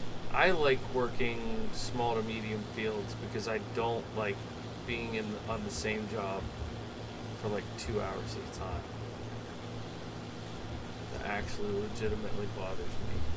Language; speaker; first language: English; native; English